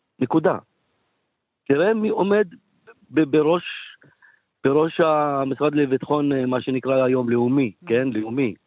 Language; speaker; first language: Hebrew; non-native, local second language; Arabic